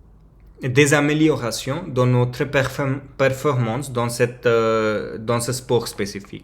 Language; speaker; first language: French; non-native, learner; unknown